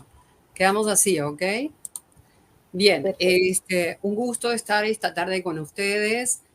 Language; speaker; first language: Spanish; native; Spanish